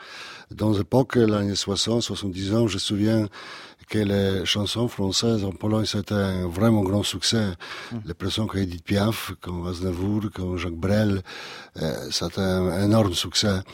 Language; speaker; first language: French; non-native, learner; Polish